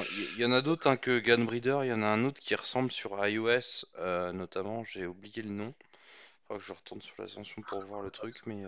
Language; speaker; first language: French; native; French